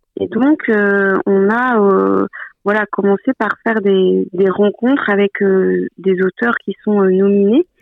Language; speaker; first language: French; native; French